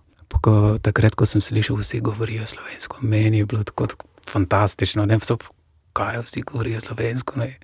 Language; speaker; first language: Slovenian; non-native, fluent; Persian